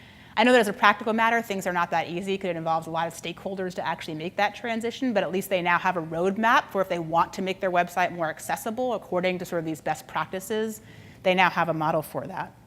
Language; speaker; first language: English; native; English